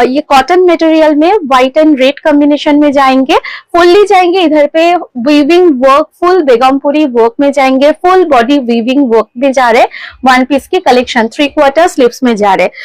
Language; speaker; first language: Hindi; non-native, local second language; Bangla